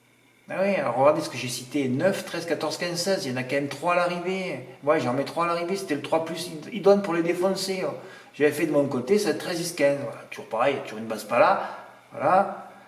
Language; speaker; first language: French; native; French